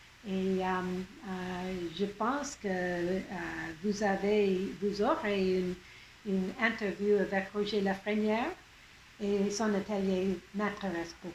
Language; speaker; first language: French; non-native, local second language; English